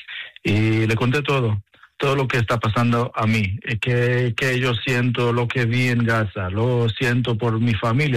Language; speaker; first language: Spanish; early bilingual, heritage; Spanish